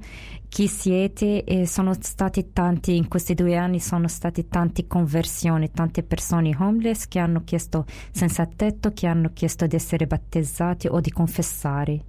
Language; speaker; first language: Italian; non-native, fluent; Arabic